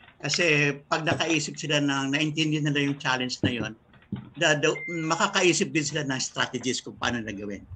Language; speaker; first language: Filipino; native; Filipino